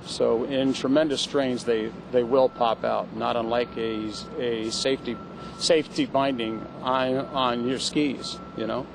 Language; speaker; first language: English; native; English